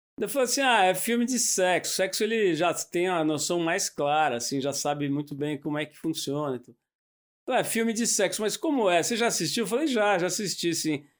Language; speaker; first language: Portuguese; native; Portuguese